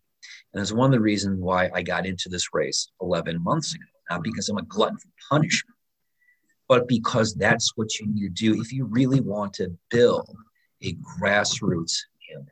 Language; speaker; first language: English; native; English